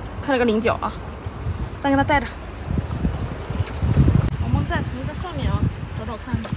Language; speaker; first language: Chinese; native; Chinese